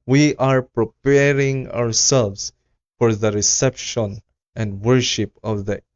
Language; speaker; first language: English; non-native, local second language; Filipino